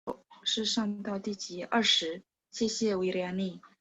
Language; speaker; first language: Chinese; non-native, fluent; Indonesian